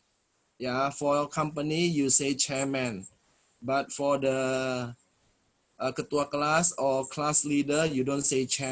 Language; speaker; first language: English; non-native, fluent; Indonesian